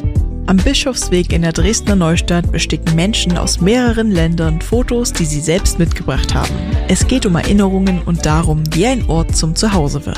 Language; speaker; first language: German; native; German